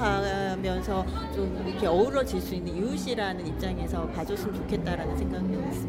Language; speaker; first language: Korean; native; Korean